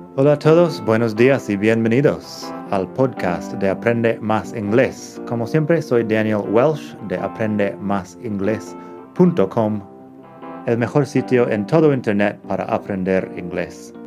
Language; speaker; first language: Spanish; non-native, fluent; English